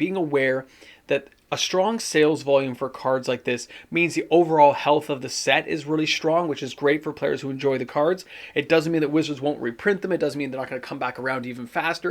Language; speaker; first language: English; native; English